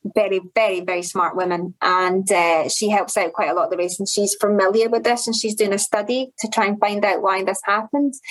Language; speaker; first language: English; native; English